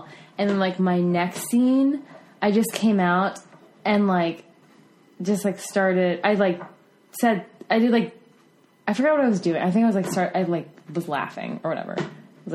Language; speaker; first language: English; native; English